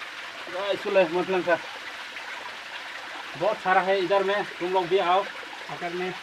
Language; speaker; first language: Hindi; non-native, local second language; Kok Borok